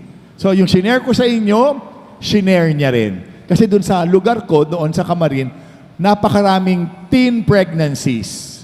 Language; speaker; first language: Filipino; native; Filipino